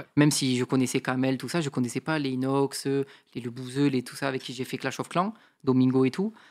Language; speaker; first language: French; native; French